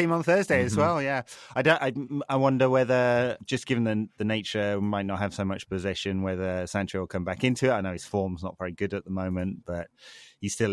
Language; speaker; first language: English; native; English